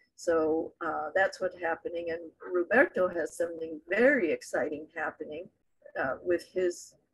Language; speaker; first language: English; native; English